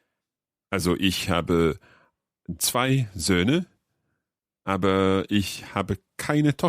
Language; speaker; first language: German; non-native, learner; English